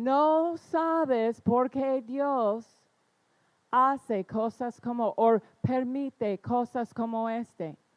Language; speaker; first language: Spanish; non-native, fluent; English